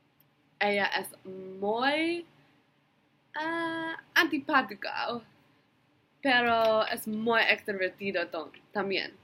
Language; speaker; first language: Spanish; non-native, learner; English